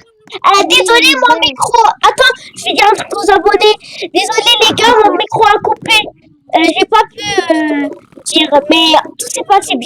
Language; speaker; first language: French; native; French